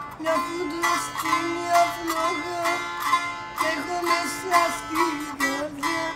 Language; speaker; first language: Greek; non-native, fluent; Albanian